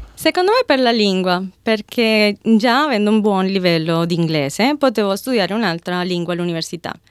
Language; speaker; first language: Italian; non-native, fluent; Spanish